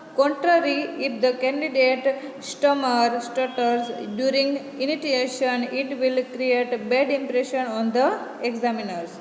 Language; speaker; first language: English; non-native, local second language; Gujarati